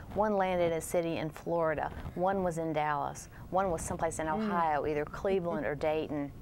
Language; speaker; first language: English; native; English